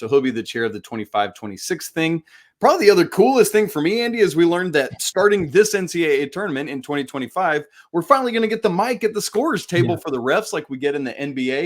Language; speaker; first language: English; native; English